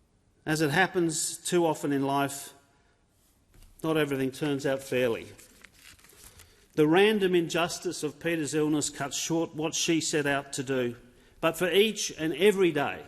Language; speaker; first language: English; native; English